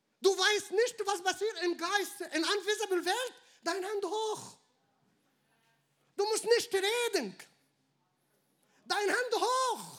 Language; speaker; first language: German; non-native, learner; Arabic